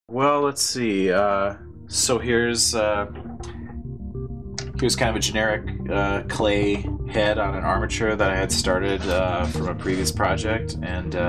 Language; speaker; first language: English; native; English